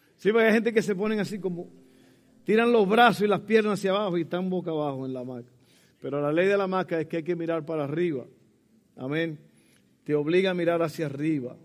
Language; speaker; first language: Spanish; early bilingual, heritage; Spanish